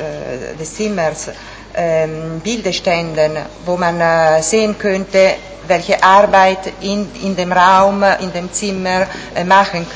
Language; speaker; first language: German; non-native, fluent; Italian